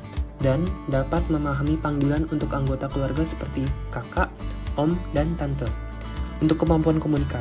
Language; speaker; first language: Indonesian; native; Indonesian